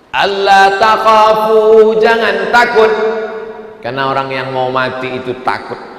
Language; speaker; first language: Indonesian; native; Indonesian